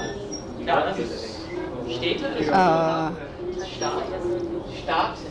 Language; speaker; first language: German; non-native, fluent; English